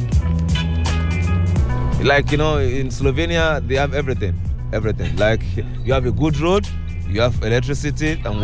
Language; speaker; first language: English; non-native, local second language; Yoruba